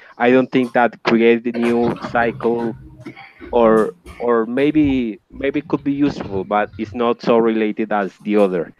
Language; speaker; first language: English; non-native, learner; Spanish